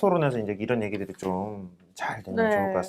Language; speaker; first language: Korean; native; Korean